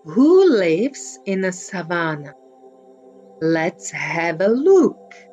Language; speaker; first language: English; non-native, fluent; Czech